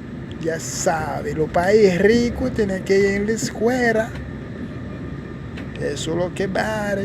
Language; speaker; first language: Spanish; non-native, fluent; Haitian Creole